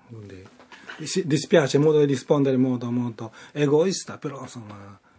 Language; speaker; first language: Italian; non-native, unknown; Japanese